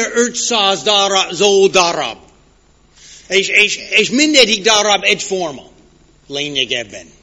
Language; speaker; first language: Hungarian; non-native, fluent; English